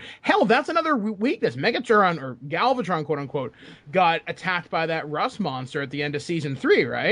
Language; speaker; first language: English; native; English